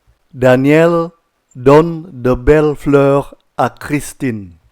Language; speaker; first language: French; non-native, fluent; Indonesian